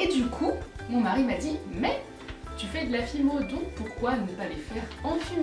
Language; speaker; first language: French; native; French